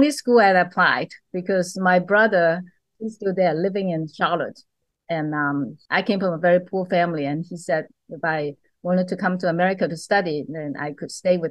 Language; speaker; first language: English; non-native, local second language; Cantonese